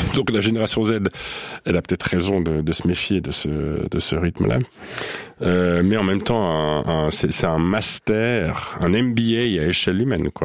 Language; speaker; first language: French; non-native, local second language; Swiss German